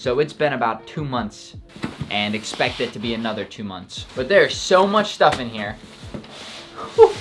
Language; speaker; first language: English; native; English